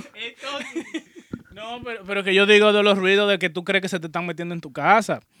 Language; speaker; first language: Spanish; native; Spanish